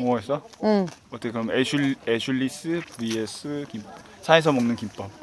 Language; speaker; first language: Korean; native; Korean